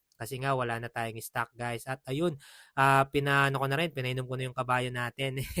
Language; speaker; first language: Filipino; non-native, local second language; Pampanga